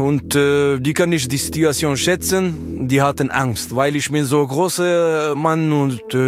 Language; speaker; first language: German; non-native, learner; French